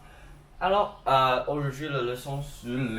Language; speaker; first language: French; non-native, learner; English